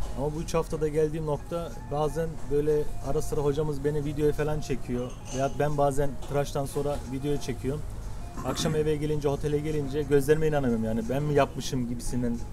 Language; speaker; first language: Turkish; early bilingual, heritage; Turkish